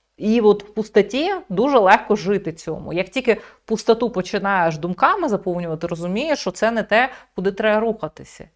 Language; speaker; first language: Ukrainian; native; Ukrainian